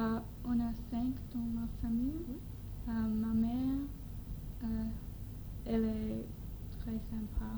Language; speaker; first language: French; non-native, learner; English